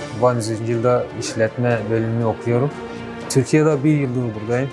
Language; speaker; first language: Turkish; non-native, learner; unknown